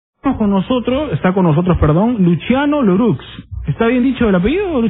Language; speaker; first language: Spanish; native; Spanish